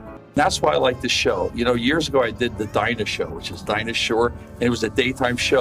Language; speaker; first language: English; native; English